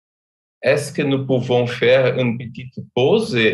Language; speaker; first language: French; non-native, fluent; Portuguese